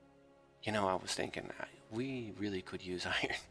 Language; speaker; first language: English; native; English